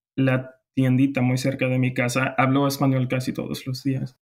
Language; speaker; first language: Spanish; non-native, fluent; English